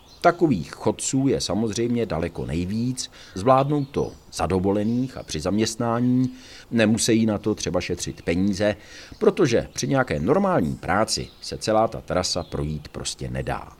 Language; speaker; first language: Czech; native; Czech